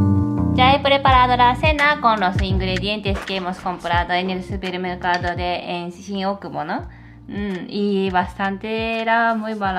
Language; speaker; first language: Spanish; non-native, fluent; Japanese